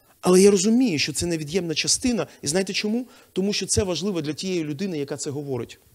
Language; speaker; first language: Ukrainian; non-native, local second language; Russian